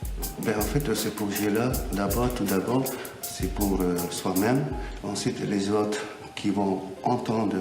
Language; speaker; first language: French; non-native, local second language; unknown